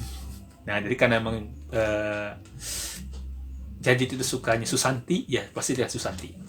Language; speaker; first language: Indonesian; native; Indonesian